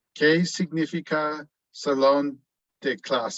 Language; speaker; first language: Spanish; non-native, learner; English